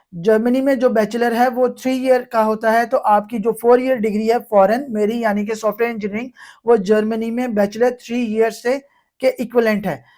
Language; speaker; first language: Urdu; non-native, local second language; Punjabi